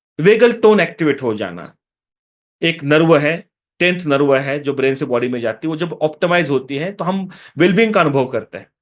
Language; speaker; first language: Hindi; non-native, local second language; Marathi